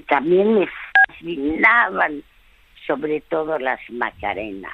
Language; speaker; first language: Spanish; early bilingual, other home language; French